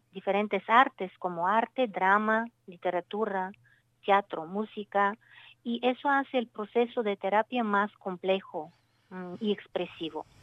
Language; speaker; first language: Spanish; non-native, learner; Bulgarian